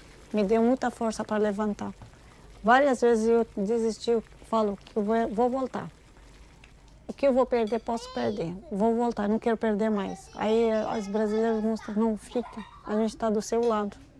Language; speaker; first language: Portuguese; non-native, learner; Arabic